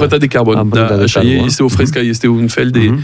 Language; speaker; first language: Romanian; non-native, learner; French